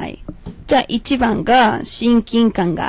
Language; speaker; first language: Japanese; native; Japanese